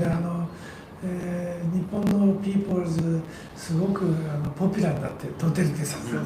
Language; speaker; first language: Japanese; native; Japanese